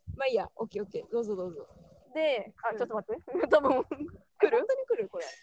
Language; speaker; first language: Japanese; non-native, learner; Portuguese